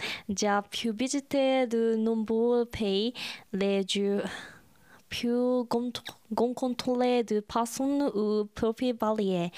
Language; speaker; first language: French; non-native, learner; Japanese